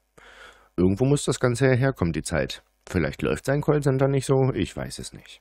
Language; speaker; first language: German; native; German